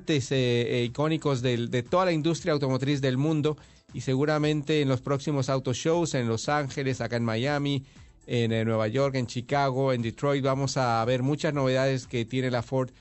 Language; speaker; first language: Spanish; native; Spanish